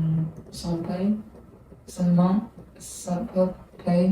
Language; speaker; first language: French; non-native, learner; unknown